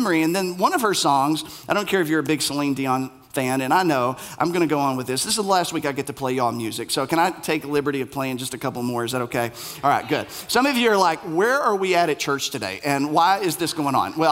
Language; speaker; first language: English; native; English